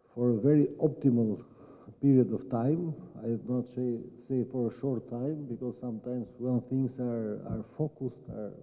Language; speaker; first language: English; non-native, fluent; Albanian